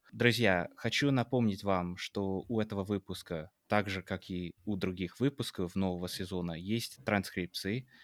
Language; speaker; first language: Russian; non-native, fluent; English